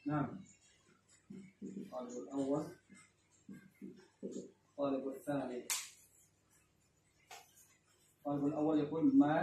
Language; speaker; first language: Arabic; non-native, fluent; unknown